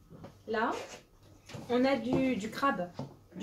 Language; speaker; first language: French; native; French